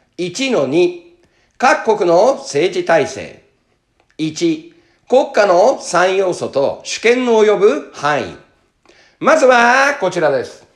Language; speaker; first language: Japanese; native; Japanese